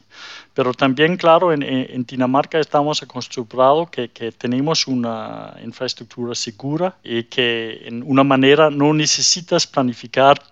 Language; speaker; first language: Spanish; non-native, fluent; Danish